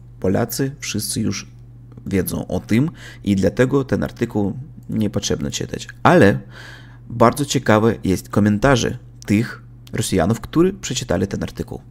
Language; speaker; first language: Polish; non-native, learner; Russian